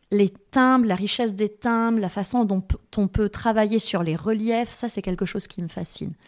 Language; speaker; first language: French; native; French